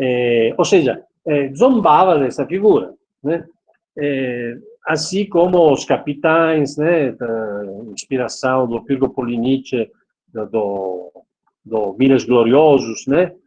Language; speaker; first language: Portuguese; non-native, fluent; Italian